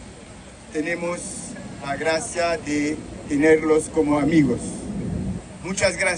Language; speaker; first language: Spanish; non-native, fluent; Haitian Creole